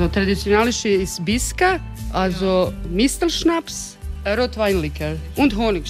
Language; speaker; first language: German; non-native, fluent; Croatian